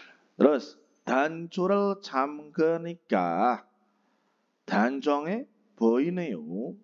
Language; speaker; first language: Korean; non-native, fluent; Indonesian